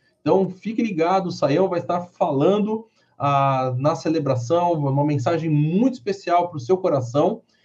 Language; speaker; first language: Portuguese; native; Portuguese